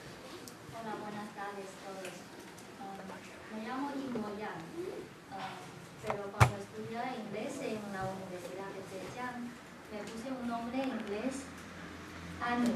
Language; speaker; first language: Spanish; non-native, learner; Chinese